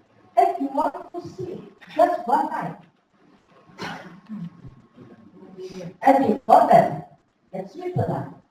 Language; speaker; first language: English; non-native, fluent; Indonesian